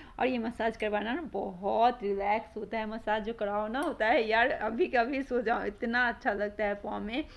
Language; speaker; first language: Hindi; native; Hindi